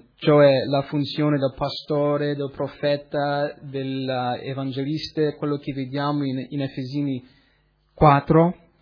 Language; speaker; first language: Italian; early bilingual, other home language; English